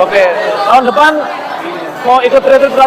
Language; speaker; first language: Indonesian; native; Indonesian